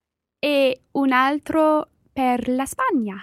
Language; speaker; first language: Italian; non-native, learner; English